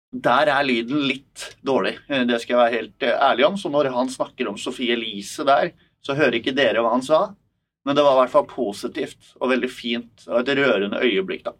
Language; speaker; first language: Norwegian; native; Norwegian